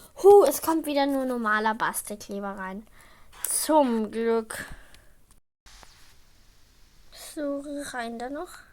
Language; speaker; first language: German; native; German